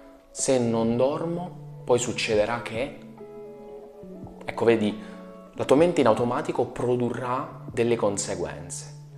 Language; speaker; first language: Italian; native; Italian